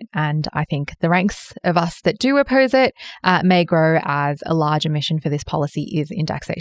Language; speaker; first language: English; native; English